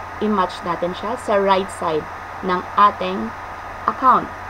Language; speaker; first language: Filipino; native; Filipino